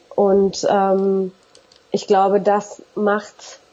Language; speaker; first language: German; native; German